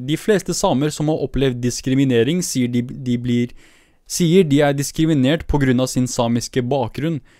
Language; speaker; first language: Norwegian; early bilingual, other home language; Kurdish